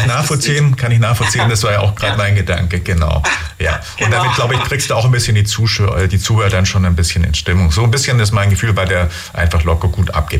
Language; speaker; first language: German; native; German